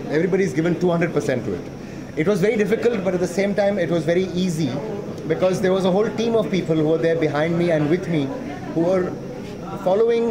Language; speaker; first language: English; non-native, local second language; Hindi